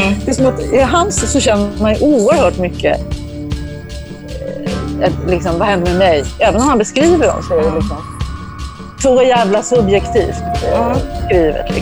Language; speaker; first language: Swedish; native; Swedish